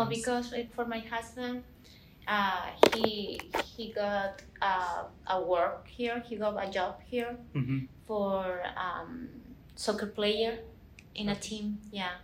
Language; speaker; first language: English; non-native, learner; Spanish